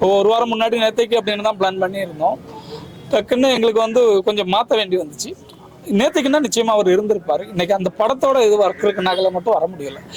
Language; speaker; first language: Tamil; non-native, local second language; Malayalam